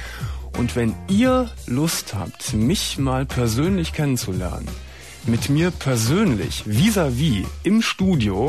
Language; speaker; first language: German; native; German